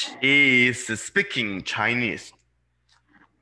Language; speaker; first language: English; non-native, fluent; Spanish